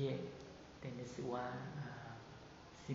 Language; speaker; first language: Japanese; non-native, learner; Vietnamese